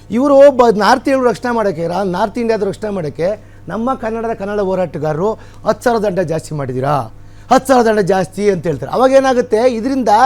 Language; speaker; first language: Kannada; native; Kannada